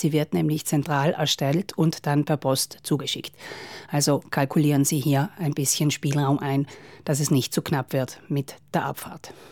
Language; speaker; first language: German; native; German